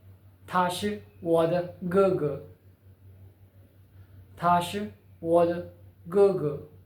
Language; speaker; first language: Chinese; non-native, fluent; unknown